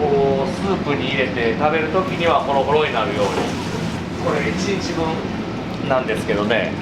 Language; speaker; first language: Japanese; native; Japanese